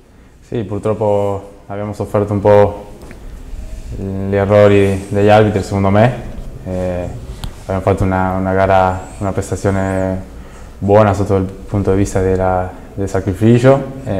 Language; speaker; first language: Italian; non-native, fluent; Spanish